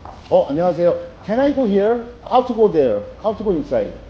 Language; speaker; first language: English; non-native, learner; Korean